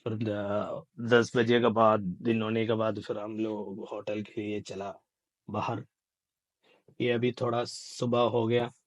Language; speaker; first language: Hindi; non-native, local second language; Malayalam